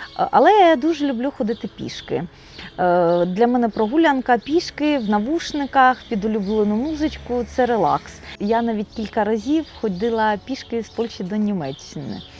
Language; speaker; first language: Ukrainian; non-native, local second language; Russian